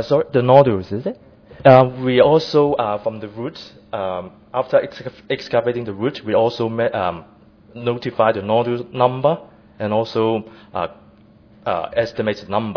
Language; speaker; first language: English; non-native, fluent; Chinese